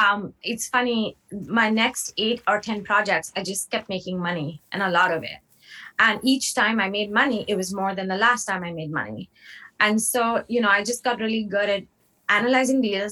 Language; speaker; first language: English; non-native, local second language; Hindi